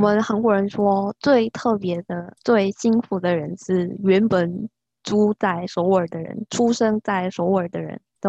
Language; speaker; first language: Chinese; non-native, fluent; Korean